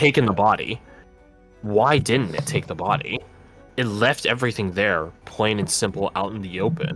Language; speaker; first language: English; native; English